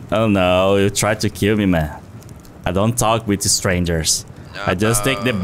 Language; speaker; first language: English; non-native, learner; Portuguese